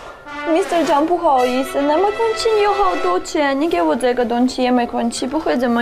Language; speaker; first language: Chinese; non-native, fluent; Russian